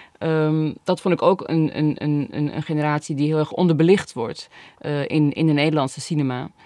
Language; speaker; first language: Dutch; early bilingual, other home language; Bosnian